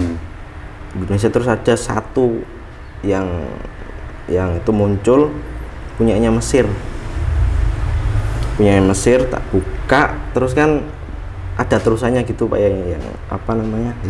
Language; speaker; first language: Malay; non-native, local second language; Javanese